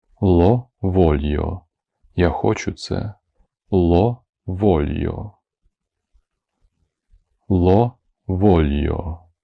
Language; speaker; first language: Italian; non-native, fluent; Ukrainian